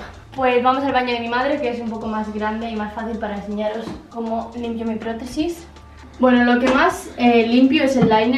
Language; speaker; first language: Spanish; native; Spanish